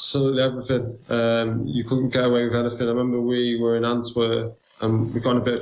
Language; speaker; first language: English; native; English